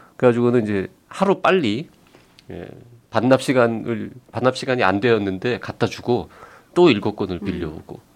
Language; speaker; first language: Korean; native; Korean